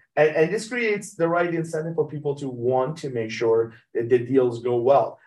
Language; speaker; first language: English; early bilingual, other home language; Persian